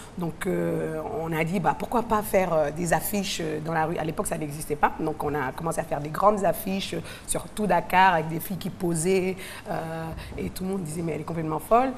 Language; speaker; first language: French; non-native, local second language; Wolof